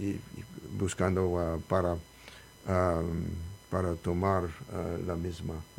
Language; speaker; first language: Spanish; non-native, learner; English